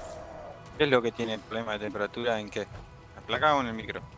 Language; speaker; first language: Spanish; native; Spanish